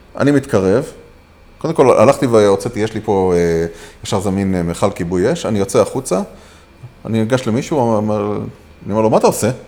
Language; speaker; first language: Hebrew; native; Hebrew